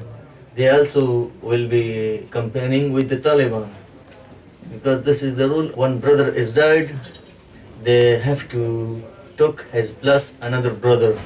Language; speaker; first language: English; non-native, learner; Pashto